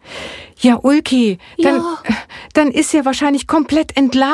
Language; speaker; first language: German; native; German